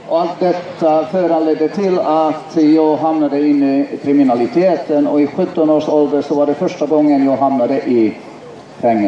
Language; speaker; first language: Swedish; non-native, fluent; Finnish